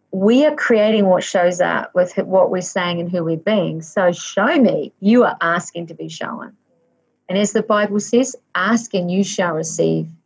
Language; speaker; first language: English; native; English